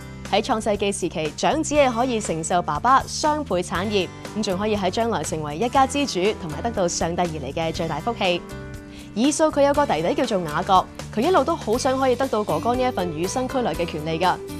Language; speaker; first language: Cantonese; native; Cantonese